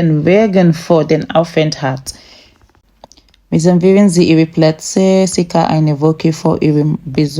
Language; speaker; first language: German; non-native, fluent; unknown